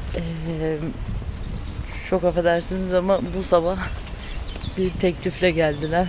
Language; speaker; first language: Turkish; native; Turkish